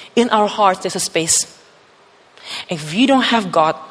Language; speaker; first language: English; non-native, fluent; Indonesian